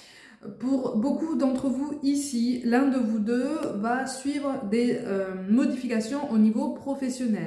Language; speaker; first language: French; native; French